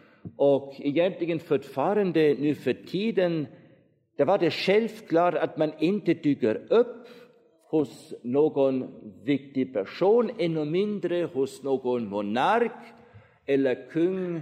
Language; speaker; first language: Swedish; non-native, fluent; German